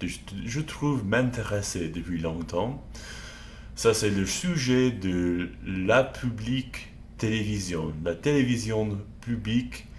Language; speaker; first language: French; non-native, learner; English